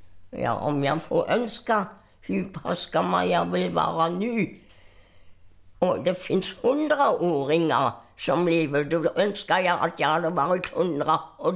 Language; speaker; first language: Swedish; non-native, fluent; German